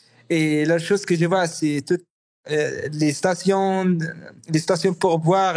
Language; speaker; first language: French; non-native, learner; Arabic